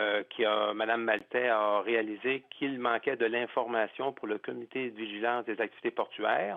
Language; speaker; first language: French; native; French